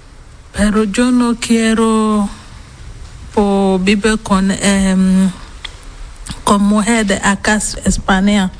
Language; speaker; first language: Spanish; non-native, learner; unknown